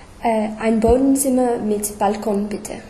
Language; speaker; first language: German; non-native, learner; English